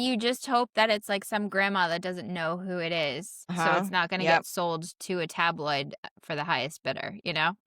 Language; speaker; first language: English; native; English